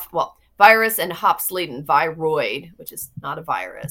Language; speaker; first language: English; native; English